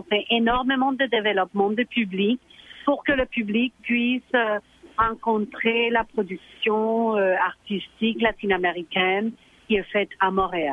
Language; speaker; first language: French; non-native, fluent; Spanish